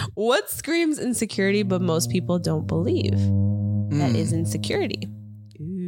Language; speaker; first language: English; early bilingual, other home language; Spanish